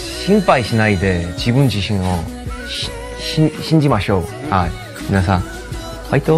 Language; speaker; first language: Japanese; non-native, learner; Korean